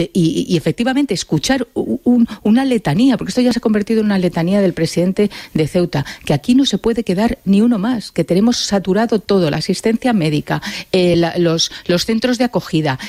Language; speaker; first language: Spanish; native; Spanish